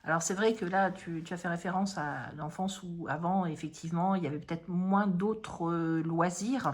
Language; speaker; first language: French; native; French